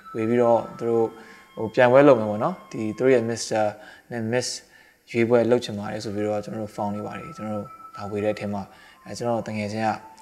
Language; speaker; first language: Burmese; non-native, local second language; Shan